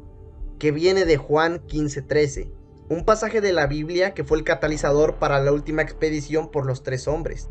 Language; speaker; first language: Spanish; native; Spanish